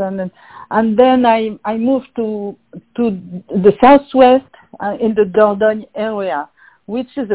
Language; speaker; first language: English; non-native, fluent; French